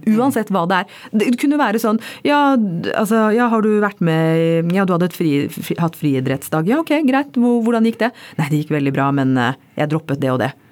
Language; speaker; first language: Norwegian; early bilingual, other home language; Bangla